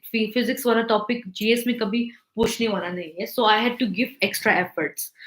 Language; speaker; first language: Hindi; non-native, local second language; Manipuri